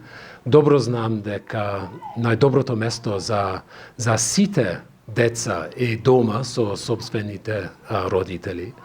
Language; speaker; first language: Macedonian; non-native, fluent; English